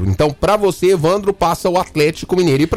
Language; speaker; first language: Portuguese; native; Portuguese